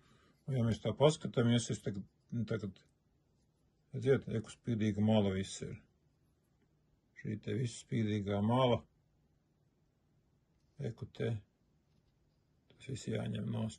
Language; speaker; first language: Latvian; native; Latvian